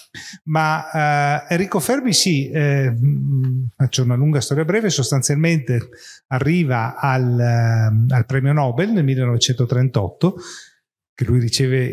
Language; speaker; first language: Italian; native; Italian